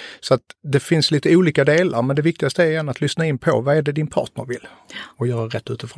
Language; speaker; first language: Swedish; native; Swedish